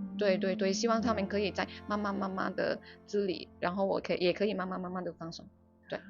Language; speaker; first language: Chinese; non-native, fluent; Vietnamese